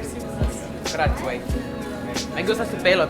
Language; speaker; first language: Spanish; non-native, learner; English